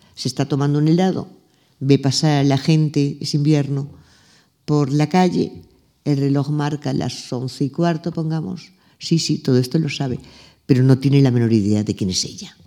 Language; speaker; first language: Spanish; native; Spanish